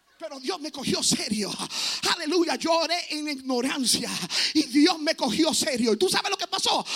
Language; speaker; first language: Spanish; early bilingual, heritage; Spanish